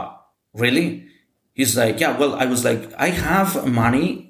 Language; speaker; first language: English; non-native, fluent; Spanish